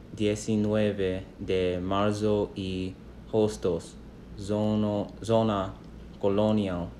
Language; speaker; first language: Spanish; non-native, learner; English